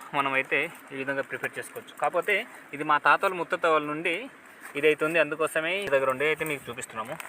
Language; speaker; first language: Telugu; non-native, local second language; Odia